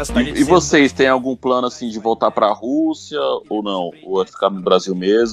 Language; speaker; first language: Portuguese; native; Portuguese